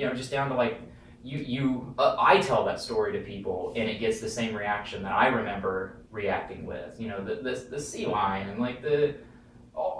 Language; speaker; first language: English; native; English